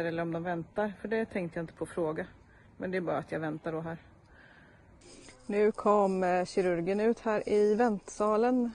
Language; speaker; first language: Swedish; native; Swedish